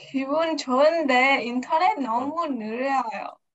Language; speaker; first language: Korean; non-native, learner; Vietnamese